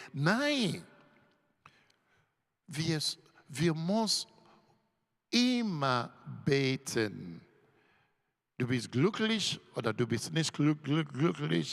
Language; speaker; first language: German; non-native, learner; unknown